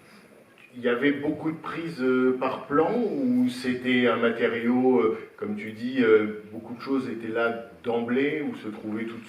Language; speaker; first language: French; native; French